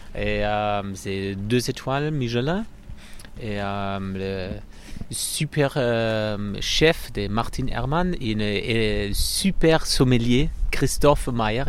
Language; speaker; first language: French; non-native, learner; German